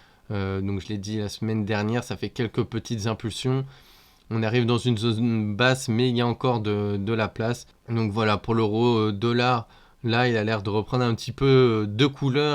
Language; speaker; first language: French; native; French